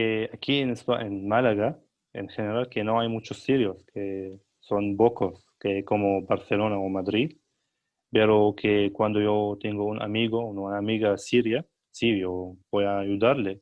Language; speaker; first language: Spanish; non-native, learner; Arabic